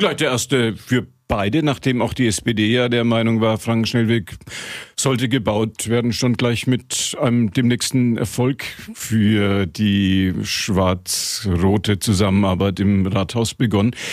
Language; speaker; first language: German; native; German